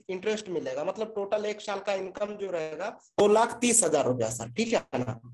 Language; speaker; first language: Hindi; native; Hindi